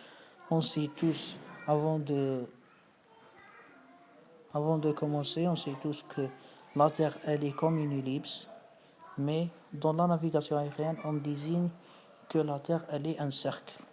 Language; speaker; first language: French; non-native, fluent; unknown